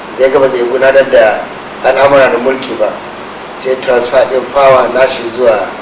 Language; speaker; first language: Hausa; non-native, local second language; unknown